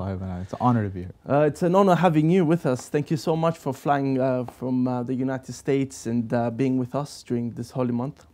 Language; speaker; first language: English; native; English